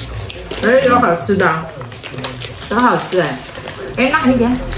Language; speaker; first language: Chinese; non-native, learner; Indonesian